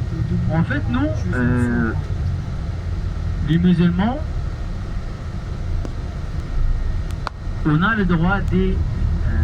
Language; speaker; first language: French; non-native, learner; Arabic